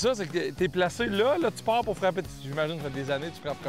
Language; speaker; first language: French; native; French